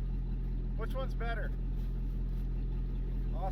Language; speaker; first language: English; native; English